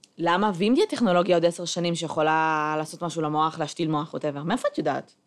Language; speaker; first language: Hebrew; native; Hebrew